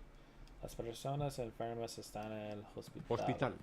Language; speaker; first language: Spanish; non-native, learner; English